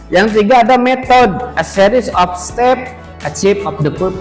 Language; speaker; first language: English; non-native, learner; Indonesian